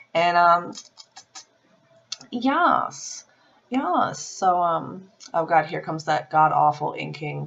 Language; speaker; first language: English; native; English